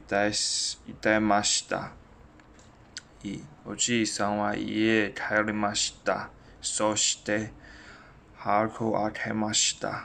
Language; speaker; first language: Japanese; non-native, learner; Chinese